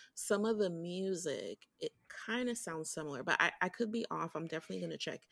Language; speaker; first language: English; early bilingual, other home language; Haitian Creole